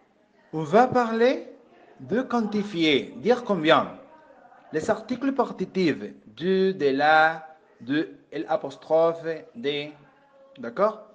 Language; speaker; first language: French; non-native, fluent; Spanish